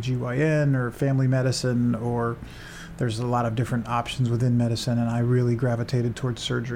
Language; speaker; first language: English; native; English